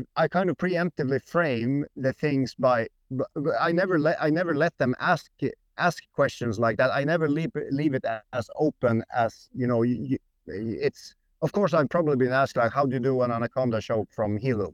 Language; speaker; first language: English; non-native, fluent; Swedish